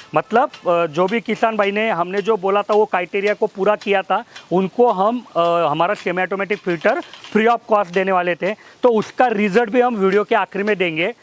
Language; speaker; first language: Hindi; non-native, local second language; Marathi